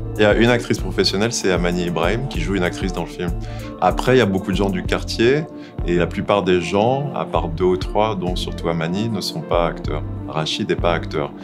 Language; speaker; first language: French; native; French